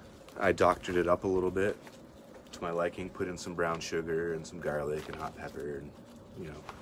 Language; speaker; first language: English; native; English